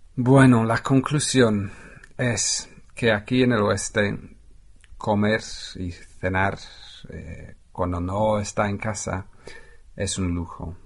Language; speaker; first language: Spanish; non-native, fluent; English